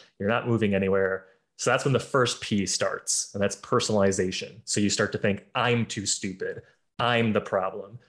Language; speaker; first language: English; native; English